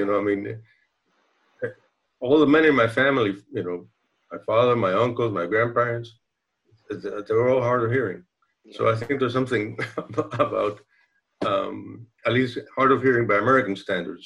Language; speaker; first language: English; non-native, fluent; Spanish